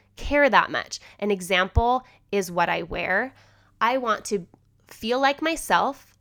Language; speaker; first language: English; native; English